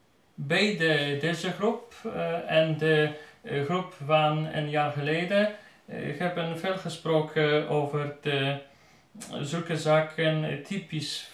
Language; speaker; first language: Dutch; non-native, learner; Polish